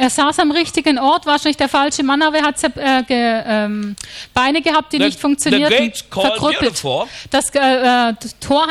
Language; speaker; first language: German; native; German